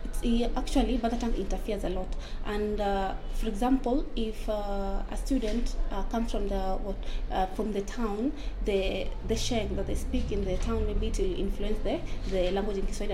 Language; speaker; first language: English; non-native, local second language; Swahili